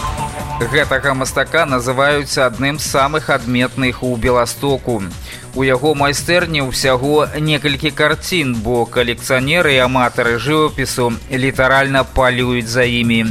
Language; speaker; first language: Belarusian; native; Belarusian